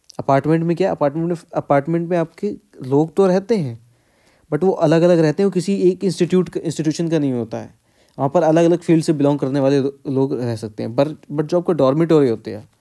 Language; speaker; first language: Hindi; native; Hindi